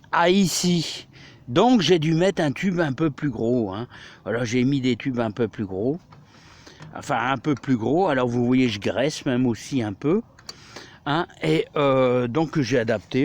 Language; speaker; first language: French; native; French